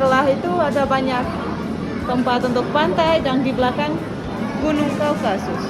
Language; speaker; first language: Indonesian; non-native, fluent; Russian